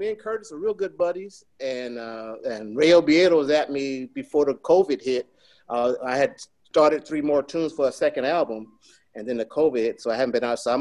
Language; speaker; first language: English; native; English